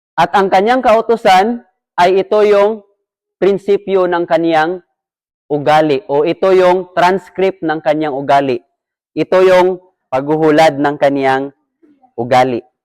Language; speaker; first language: Filipino; native; Filipino